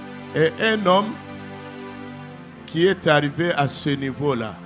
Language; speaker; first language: French; non-native, local second language; Lingala